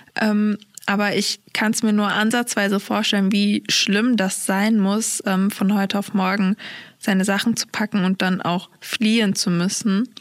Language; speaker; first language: German; early bilingual, other home language; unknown